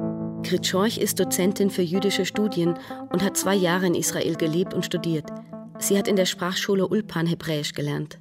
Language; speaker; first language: German; native; German